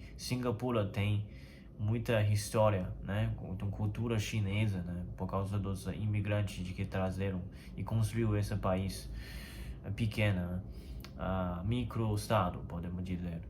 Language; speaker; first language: Portuguese; non-native, fluent; Chinese